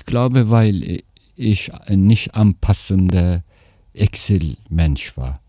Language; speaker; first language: German; non-native, fluent; Turkish